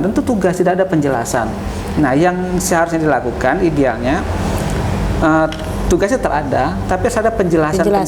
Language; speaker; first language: Indonesian; native; Indonesian